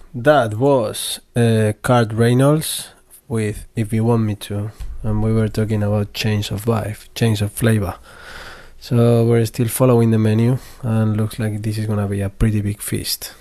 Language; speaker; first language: English; non-native, fluent; Spanish